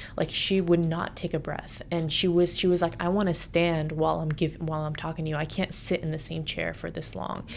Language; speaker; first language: English; native; English